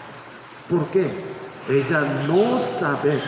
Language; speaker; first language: Spanish; non-native, learner; Korean